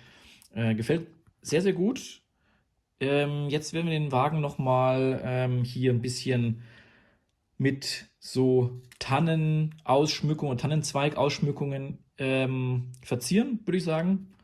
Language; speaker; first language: German; native; German